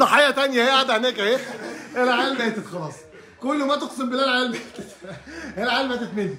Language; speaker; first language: Arabic; native; Arabic